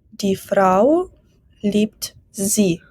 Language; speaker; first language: German; non-native, fluent; Ukrainian